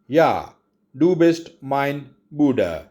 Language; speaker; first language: German; non-native, learner; Urdu